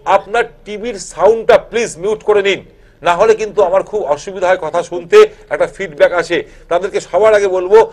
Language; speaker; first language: Bangla; native; Bangla